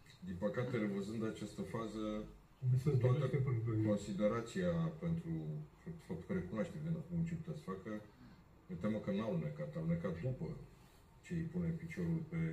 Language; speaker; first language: Romanian; native; Romanian